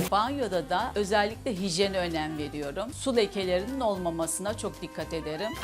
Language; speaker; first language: Turkish; native; Turkish